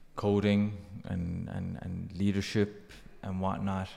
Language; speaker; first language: English; native; English